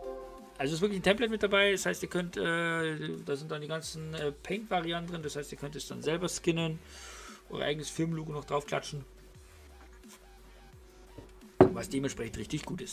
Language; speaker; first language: German; native; German